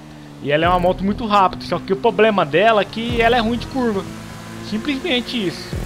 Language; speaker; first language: Portuguese; native; Portuguese